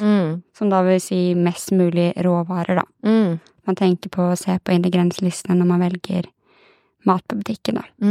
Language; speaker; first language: Norwegian; native; Norwegian